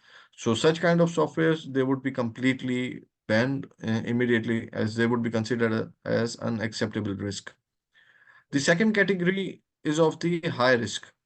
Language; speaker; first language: English; non-native, local second language; Urdu